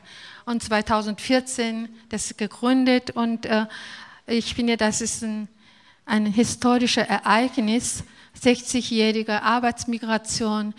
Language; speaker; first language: German; non-native, fluent; Korean